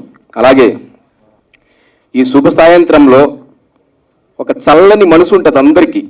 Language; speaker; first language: Telugu; native; Telugu